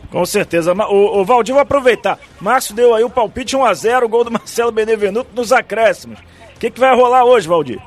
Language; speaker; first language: Portuguese; native; Portuguese